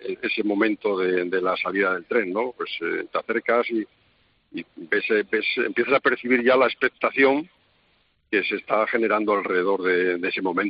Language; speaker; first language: Spanish; native; Spanish